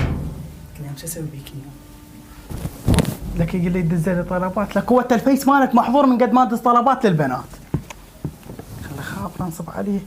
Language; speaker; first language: Arabic; native; Arabic